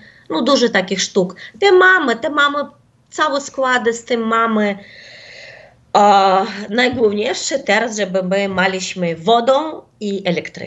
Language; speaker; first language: Polish; non-native, fluent; Ukrainian